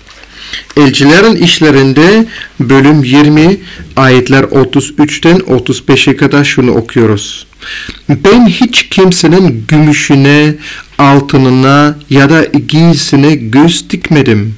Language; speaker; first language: Turkish; non-native, fluent; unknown